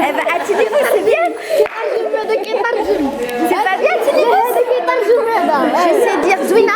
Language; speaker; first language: French; native; French